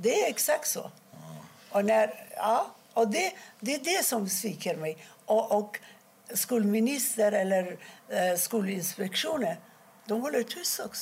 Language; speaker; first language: Swedish; non-native, fluent; Persian